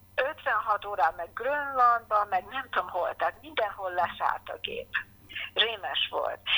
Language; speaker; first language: Hungarian; early bilingual, heritage; Hungarian